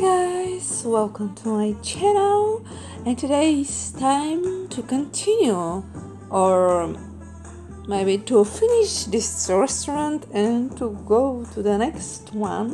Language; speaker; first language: English; non-native, fluent; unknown